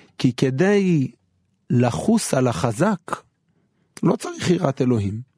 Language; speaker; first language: Hebrew; native; Hebrew